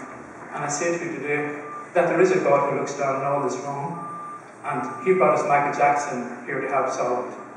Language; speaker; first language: English; native; English